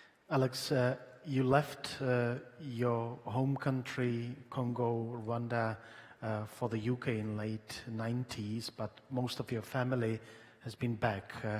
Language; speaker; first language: English; non-native, fluent; Czech